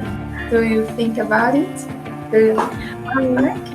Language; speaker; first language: English; non-native, learner; Portuguese